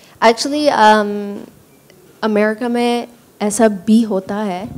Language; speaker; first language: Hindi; early bilingual, heritage; English